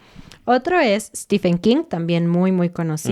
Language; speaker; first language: Spanish; native; Spanish